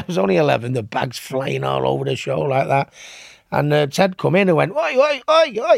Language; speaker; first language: English; native; English